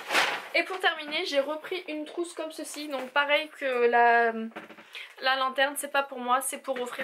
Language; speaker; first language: French; native; French